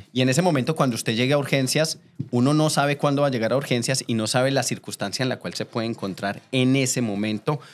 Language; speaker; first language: Spanish; native; Spanish